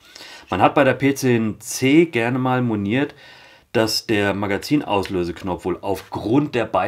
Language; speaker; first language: German; native; German